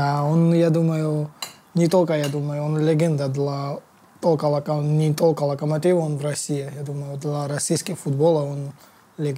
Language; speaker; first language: Russian; non-native, learner; Georgian